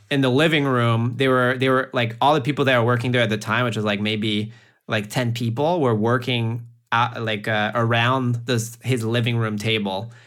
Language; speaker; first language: English; early bilingual, heritage; French